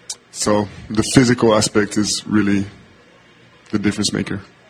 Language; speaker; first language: English; non-native, fluent; French